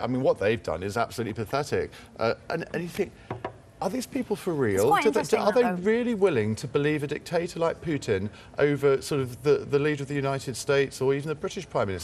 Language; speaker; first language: English; native; English